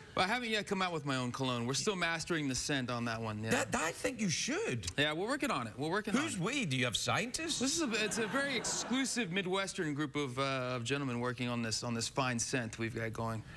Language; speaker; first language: English; native; English